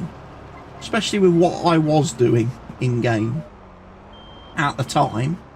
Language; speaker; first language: English; native; English